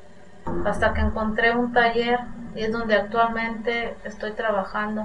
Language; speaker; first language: Spanish; native; Spanish